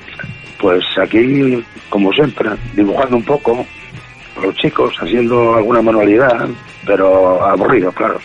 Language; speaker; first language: Spanish; native; Spanish